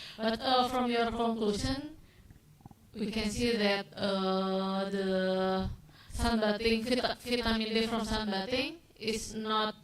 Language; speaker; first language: English; non-native, learner; Indonesian